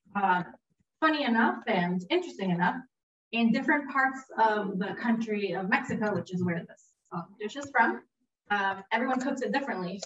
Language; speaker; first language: English; early bilingual, heritage; Spanish